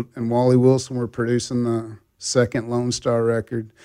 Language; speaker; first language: English; native; English